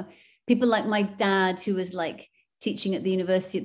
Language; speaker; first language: English; native; English